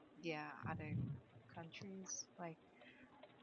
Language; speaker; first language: English; non-native, learner; Korean